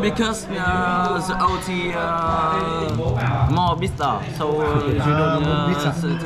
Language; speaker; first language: English; non-native, learner; Vietnamese